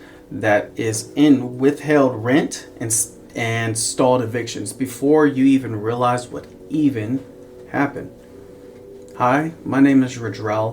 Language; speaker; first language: English; native; English